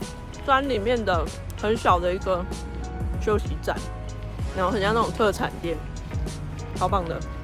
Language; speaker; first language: Chinese; native; Chinese